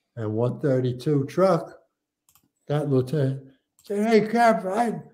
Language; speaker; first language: English; native; English